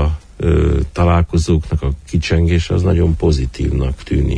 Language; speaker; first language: Hungarian; native; Hungarian